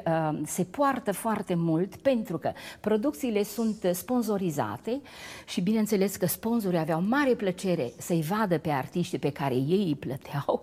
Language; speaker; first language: Romanian; native; Romanian